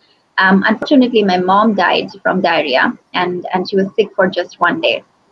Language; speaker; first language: English; non-native, local second language; Bangla